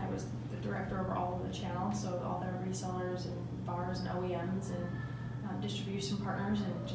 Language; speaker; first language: English; native; English